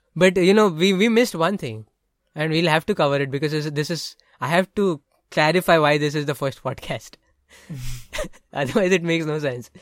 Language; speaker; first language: English; non-native, local second language; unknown